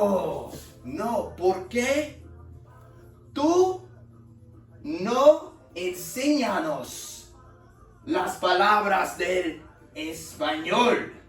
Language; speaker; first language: Spanish; non-native, learner; English